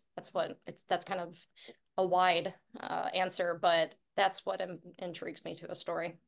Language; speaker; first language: English; native; English